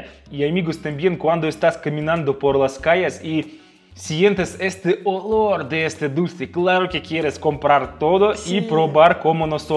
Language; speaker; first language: Spanish; non-native, fluent; Russian